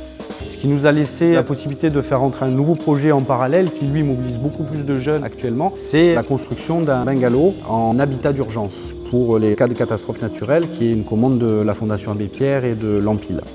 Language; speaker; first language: French; native; French